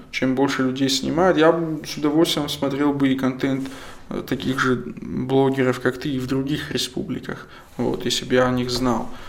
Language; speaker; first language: Russian; non-native, local second language; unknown